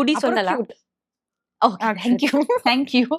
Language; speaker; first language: Tamil; non-native, local second language; Bangla